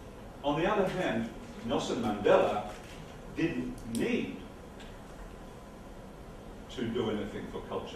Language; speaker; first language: English; non-native, fluent; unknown